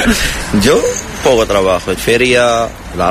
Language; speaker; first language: Spanish; non-native, learner; Arabic